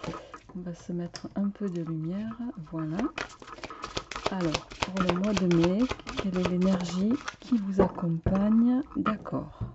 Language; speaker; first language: French; native; French